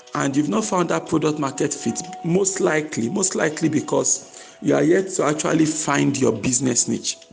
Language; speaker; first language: English; non-native, local second language; Yoruba